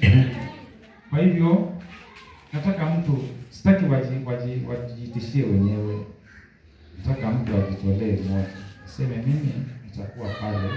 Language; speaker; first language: Swahili; native; Swahili